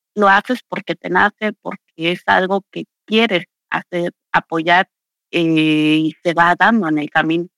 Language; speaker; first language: Spanish; native; Spanish